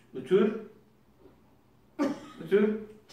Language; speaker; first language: Turkish; non-native, learner; Azerbaijani